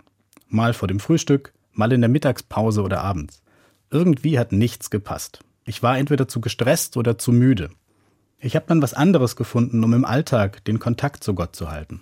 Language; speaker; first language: German; native; German